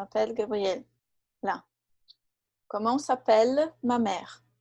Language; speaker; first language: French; non-native, fluent; Portuguese